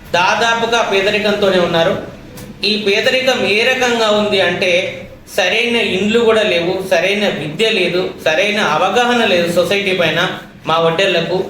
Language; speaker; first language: Telugu; native; Telugu